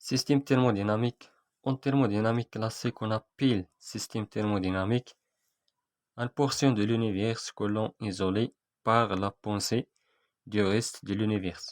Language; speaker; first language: French; non-native, local second language; Arabic